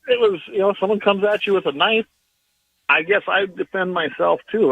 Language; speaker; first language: English; native; English